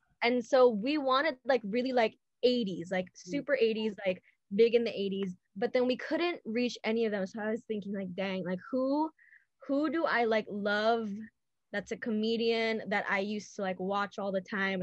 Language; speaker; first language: English; native; English